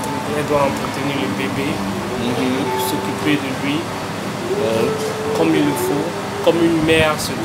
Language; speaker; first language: French; non-native, fluent; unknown